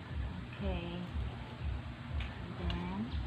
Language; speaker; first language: English; non-native, learner; Filipino